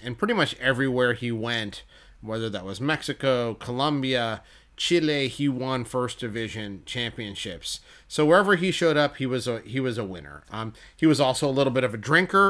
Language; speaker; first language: English; native; English